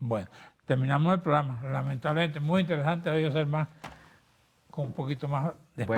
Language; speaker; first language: Spanish; native; Spanish